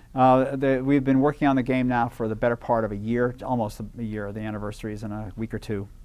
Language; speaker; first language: English; native; English